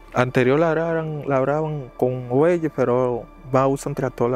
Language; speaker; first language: Spanish; native; Spanish